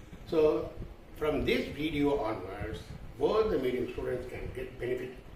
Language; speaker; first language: English; non-native, local second language; Tamil